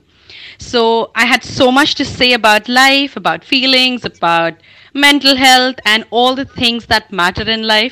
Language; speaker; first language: English; non-native, local second language; Hindi